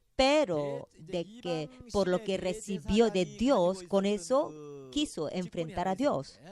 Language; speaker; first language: Spanish; non-native, fluent; Korean